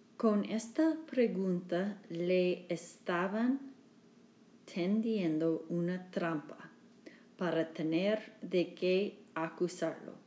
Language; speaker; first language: Spanish; non-native, learner; English